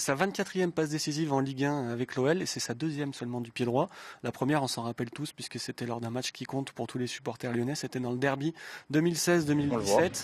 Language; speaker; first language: French; native; French